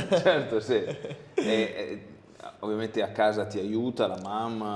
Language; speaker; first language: Italian; native; Italian